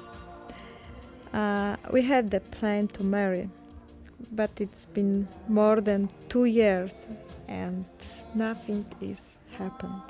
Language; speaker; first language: English; non-native, learner; Polish